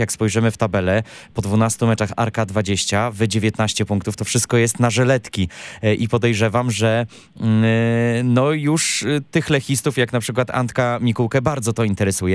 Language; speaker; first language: Polish; native; Polish